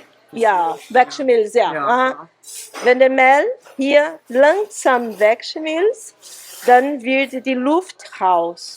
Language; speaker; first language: German; non-native, fluent; Portuguese